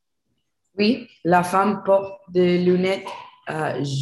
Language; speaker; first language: French; non-native, learner; Spanish